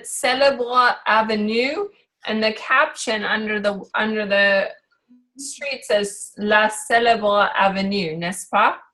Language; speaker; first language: French; non-native, learner; English